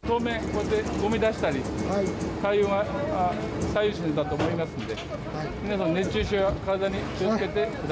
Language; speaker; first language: Japanese; native; Japanese